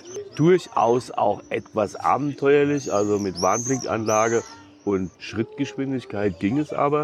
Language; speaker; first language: German; native; German